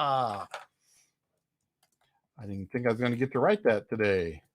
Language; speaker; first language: English; native; English